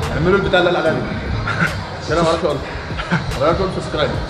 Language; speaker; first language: Arabic; native; Arabic